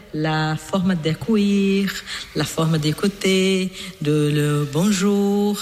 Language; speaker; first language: French; non-native, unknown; Portuguese